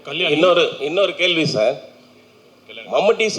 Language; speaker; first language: Tamil; native; Tamil